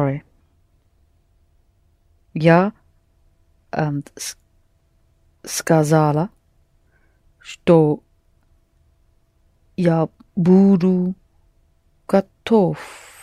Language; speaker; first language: Russian; non-native, learner; English